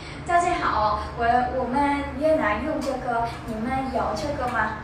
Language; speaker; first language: Chinese; non-native, learner; Vietnamese